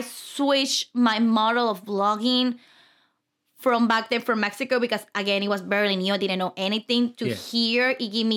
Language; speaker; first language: English; non-native, fluent; Spanish